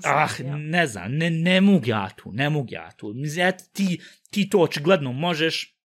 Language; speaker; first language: Bosnian; early bilingual, heritage; Bosnian